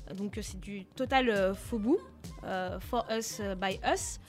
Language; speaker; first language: French; native; French